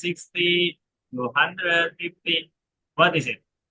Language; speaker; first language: English; non-native, learner; Indonesian